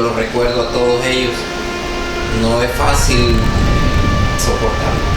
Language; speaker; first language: Spanish; native; Spanish